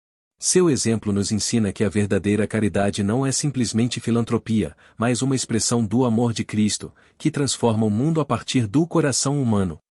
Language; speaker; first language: Portuguese; native; Portuguese